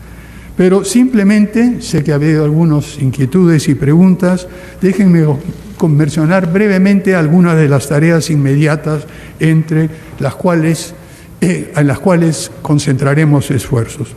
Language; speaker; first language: Spanish; native; Spanish